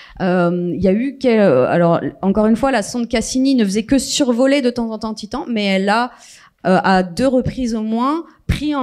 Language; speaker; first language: French; native; French